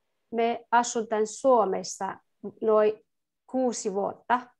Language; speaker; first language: Finnish; non-native, learner; Chinese